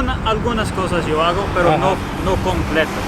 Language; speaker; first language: Spanish; non-native, learner; English